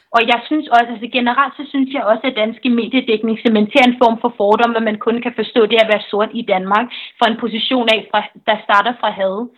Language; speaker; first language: Danish; early bilingual, other home language; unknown